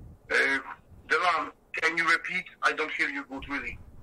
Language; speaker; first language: English; non-native, learner; Polish